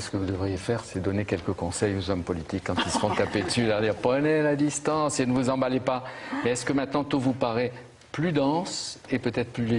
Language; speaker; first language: French; native; French